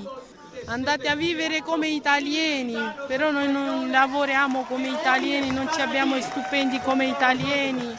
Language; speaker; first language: Italian; non-native, fluent; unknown